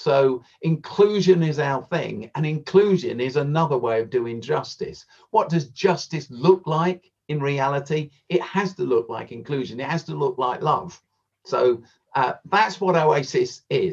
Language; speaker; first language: English; native; English